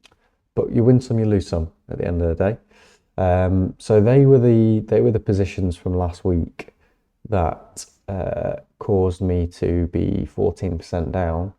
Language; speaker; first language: English; native; English